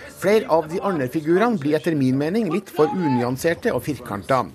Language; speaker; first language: Norwegian; native; Norwegian